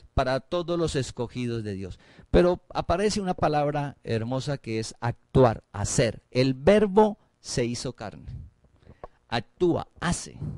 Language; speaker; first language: Spanish; native; Spanish